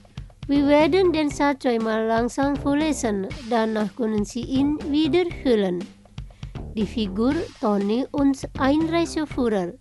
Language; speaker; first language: German; non-native, fluent; Indonesian